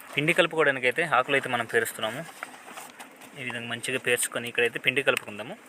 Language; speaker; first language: Telugu; non-native, local second language; Odia